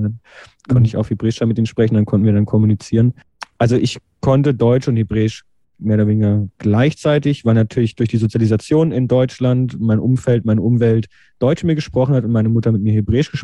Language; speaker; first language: German; native; German